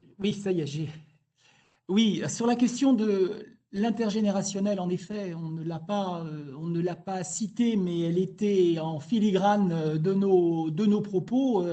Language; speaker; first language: French; native; French